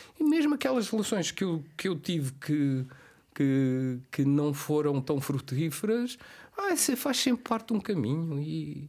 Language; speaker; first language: Portuguese; non-native, local second language; Kabuverdianu